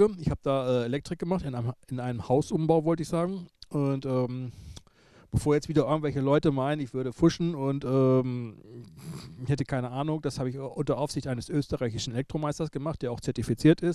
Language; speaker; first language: German; native; German